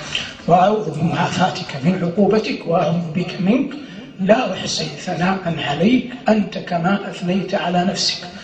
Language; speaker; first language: Arabic; native; Arabic